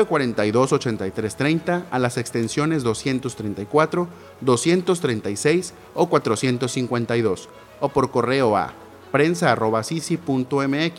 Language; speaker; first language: Spanish; native; Spanish